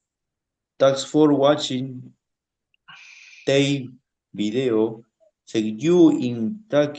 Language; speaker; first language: English; non-native, learner; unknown